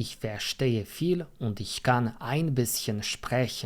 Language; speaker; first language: German; non-native, fluent; Polish